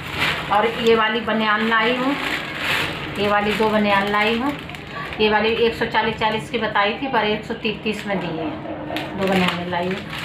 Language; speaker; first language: Hindi; native; Hindi